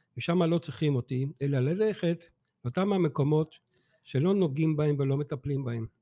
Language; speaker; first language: Hebrew; non-native, fluent; French